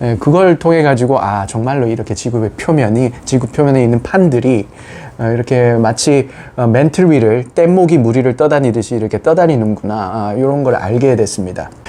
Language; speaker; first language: Korean; native; Korean